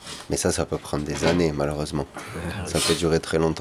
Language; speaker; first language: French; native; French